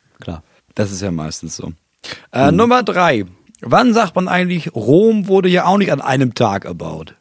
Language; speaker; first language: German; native; German